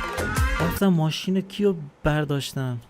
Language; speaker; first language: Persian; native; Persian